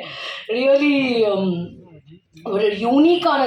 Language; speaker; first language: Tamil; non-native, fluent; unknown